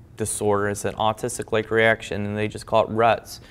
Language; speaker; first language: English; native; English